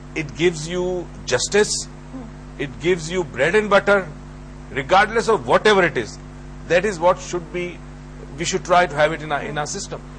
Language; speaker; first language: English; non-native, local second language; Urdu